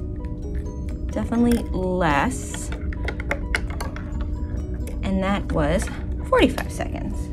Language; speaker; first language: English; native; English